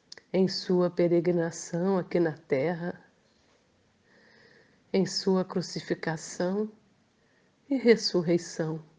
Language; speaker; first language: Portuguese; native; Portuguese